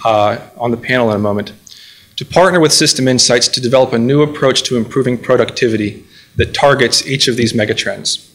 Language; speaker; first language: English; native; English